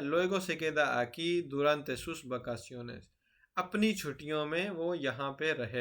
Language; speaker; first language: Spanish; non-native, fluent; Urdu